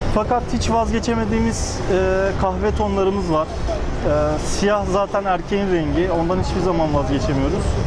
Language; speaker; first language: Turkish; early bilingual, heritage; Turkish